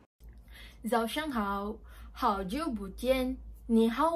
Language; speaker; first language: Chinese; non-native, learner; Malay